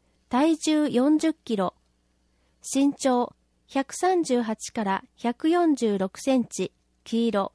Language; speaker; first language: Japanese; native; Japanese